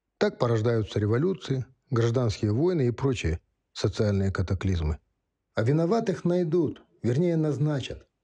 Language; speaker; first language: Russian; non-native, local second language; Kazakh